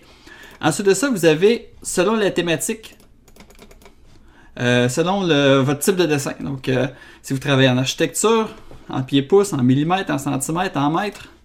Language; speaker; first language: French; native; French